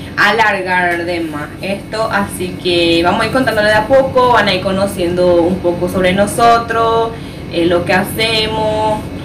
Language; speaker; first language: Spanish; native; Spanish